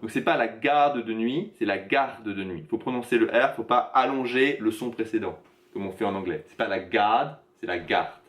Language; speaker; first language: French; native; French